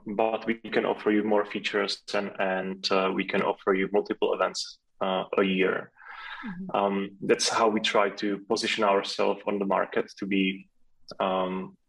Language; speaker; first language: English; non-native, fluent; Czech